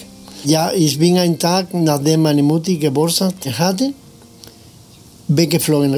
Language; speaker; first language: German; non-native, fluent; Spanish